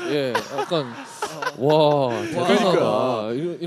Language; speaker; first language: Korean; native; Korean